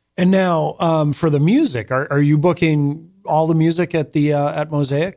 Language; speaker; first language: English; native; English